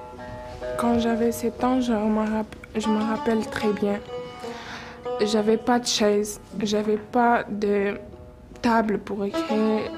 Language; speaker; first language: French; non-native, learner; Persian